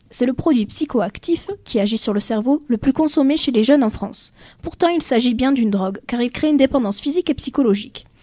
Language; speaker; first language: French; native; French